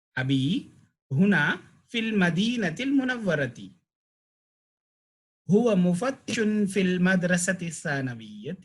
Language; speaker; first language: Arabic; non-native, fluent; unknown